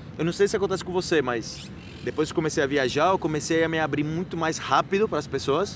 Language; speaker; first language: Portuguese; native; Portuguese